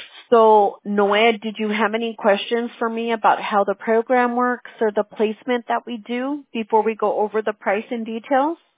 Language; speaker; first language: English; early bilingual, other home language; Spanish